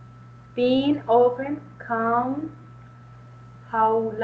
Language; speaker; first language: English; non-native, learner; Spanish